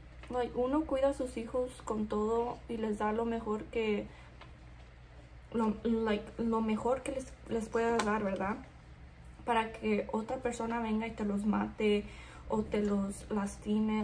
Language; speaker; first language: Spanish; early bilingual, heritage; Spanish